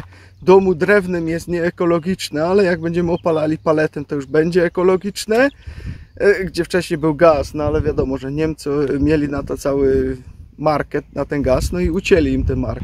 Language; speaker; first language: Polish; native; Polish